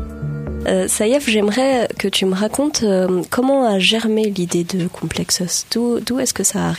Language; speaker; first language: French; native; French